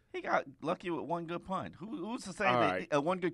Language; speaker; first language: English; native; English